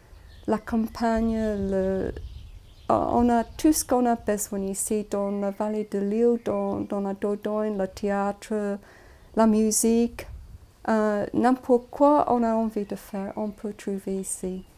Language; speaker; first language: French; non-native, fluent; English